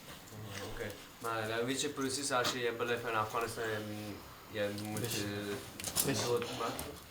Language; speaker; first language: Dutch; non-native, learner; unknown